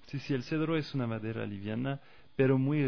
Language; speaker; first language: Spanish; non-native, fluent; French